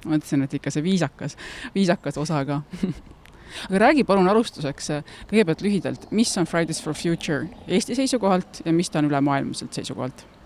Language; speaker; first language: Estonian; native; Estonian